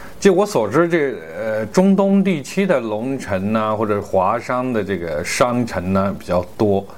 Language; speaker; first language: Chinese; native; Chinese